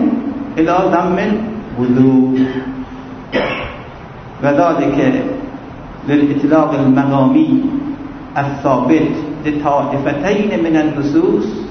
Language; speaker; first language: Arabic; non-native, fluent; Persian